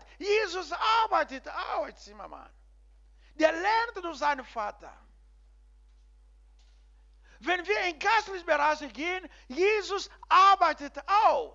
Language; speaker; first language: German; non-native, learner; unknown